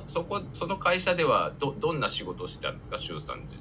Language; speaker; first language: Japanese; native; Japanese